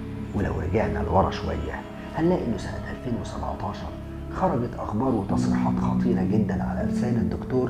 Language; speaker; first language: Arabic; native; Arabic